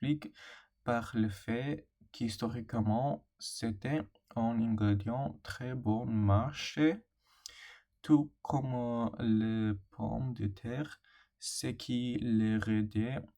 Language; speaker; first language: French; non-native, learner; English